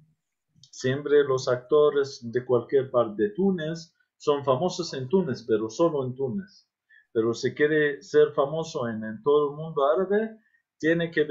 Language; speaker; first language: Spanish; non-native, fluent; Arabic